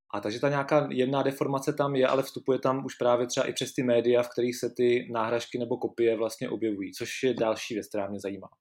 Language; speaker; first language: Czech; native; Czech